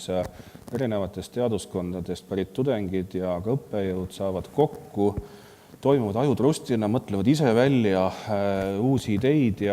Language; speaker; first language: Estonian; native; Estonian